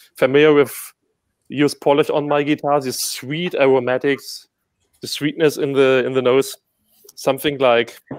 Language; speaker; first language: English; non-native, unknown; German